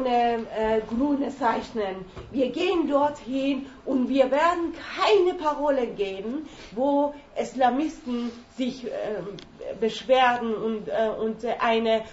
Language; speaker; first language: German; non-native, learner; Persian